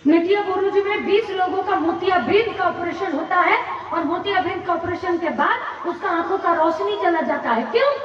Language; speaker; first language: Hindi; non-native, local second language; Bangla